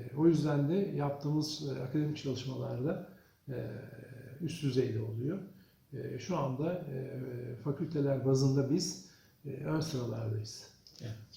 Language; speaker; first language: Turkish; early bilingual, other home language; Azerbaijani